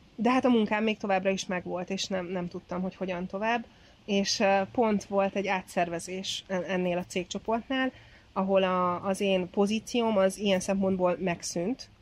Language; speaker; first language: Hungarian; native; Hungarian